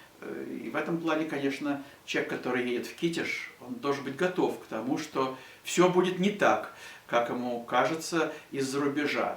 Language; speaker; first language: Russian; native; Russian